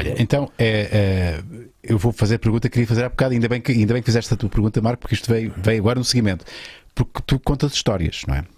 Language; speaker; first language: Portuguese; native; Portuguese